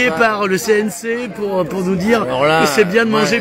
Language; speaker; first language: French; native; French